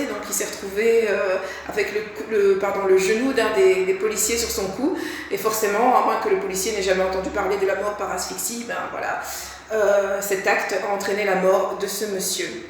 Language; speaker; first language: French; native; French